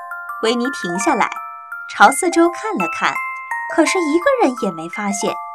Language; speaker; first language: Chinese; native; Chinese